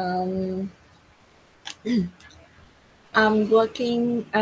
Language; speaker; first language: English; non-native, learner; Vietnamese